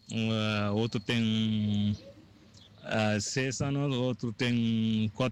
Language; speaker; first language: Portuguese; non-native, learner; Wolof